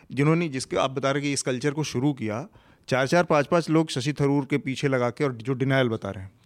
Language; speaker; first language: Hindi; native; Hindi